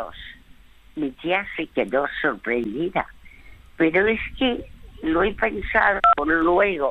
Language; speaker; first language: Spanish; early bilingual, other home language; French